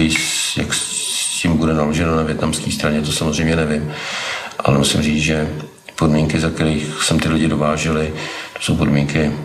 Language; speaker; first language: Czech; native; Czech